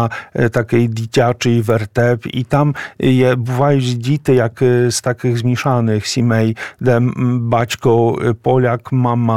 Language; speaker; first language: Ukrainian; non-native, fluent; Polish